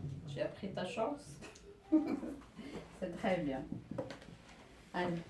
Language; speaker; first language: French; non-native, local second language; Arabic